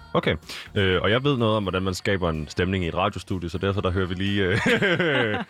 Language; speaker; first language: Danish; native; Danish